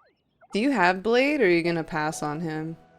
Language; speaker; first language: English; native; English